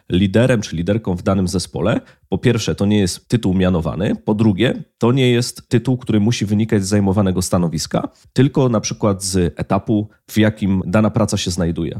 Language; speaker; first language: Polish; native; Polish